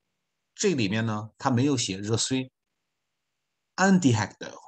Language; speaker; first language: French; non-native, fluent; Chinese